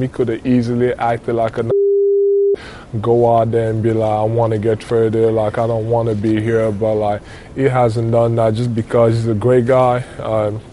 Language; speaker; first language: English; non-native, local second language; French